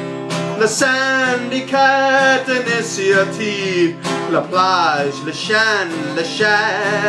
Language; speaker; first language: French; non-native, learner; English